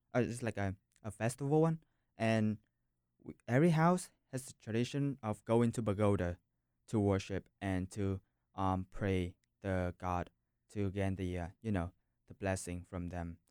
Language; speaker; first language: English; non-native, fluent; Vietnamese